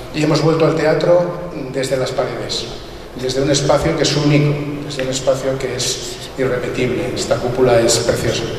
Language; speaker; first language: Spanish; non-native, local second language; Catalan